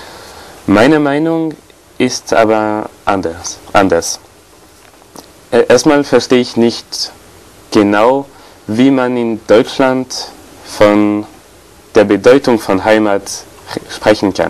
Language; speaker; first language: German; non-native, fluent; French